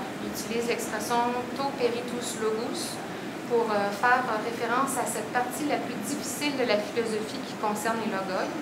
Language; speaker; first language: French; native; French